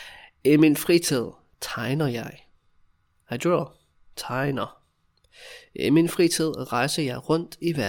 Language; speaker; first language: Danish; non-native, fluent; English